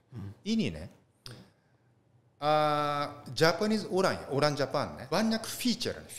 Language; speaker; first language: Indonesian; non-native, learner; Japanese